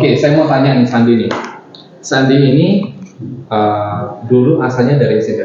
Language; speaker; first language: Indonesian; non-native, local second language; Javanese